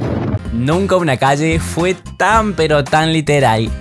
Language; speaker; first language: Spanish; native; Spanish